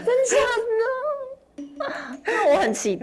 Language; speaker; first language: Chinese; native; Chinese